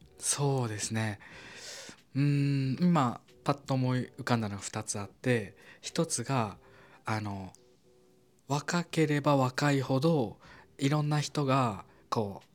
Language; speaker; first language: Japanese; native; Japanese